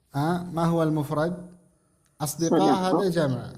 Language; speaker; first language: Arabic; non-native, fluent; Indonesian